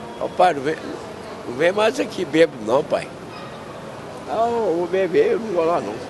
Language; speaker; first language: Portuguese; native; Portuguese